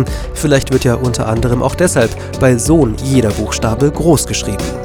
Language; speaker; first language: German; native; German